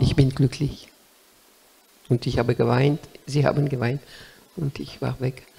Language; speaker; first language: German; non-native, learner; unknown